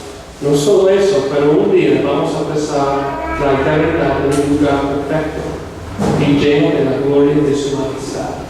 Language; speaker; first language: Spanish; non-native, fluent; English